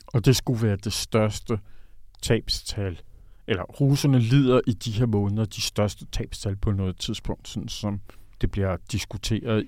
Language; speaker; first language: Danish; native; Danish